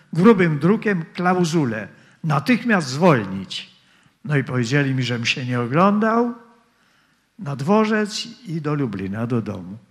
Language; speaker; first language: Polish; native; Polish